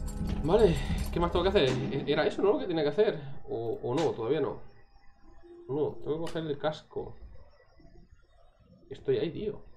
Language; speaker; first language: Spanish; native; Spanish